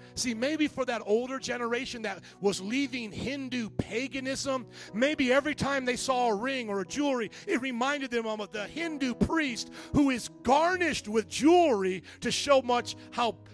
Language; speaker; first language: English; native; English